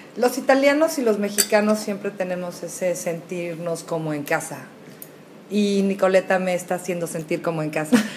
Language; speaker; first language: Spanish; native; Spanish